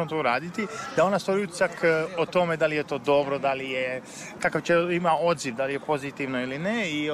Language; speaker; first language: Serbian; native; Serbian